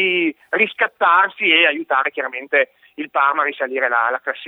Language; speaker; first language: Italian; native; Italian